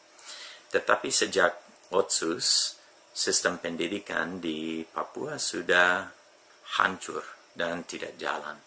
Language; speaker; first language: Indonesian; non-native, fluent; English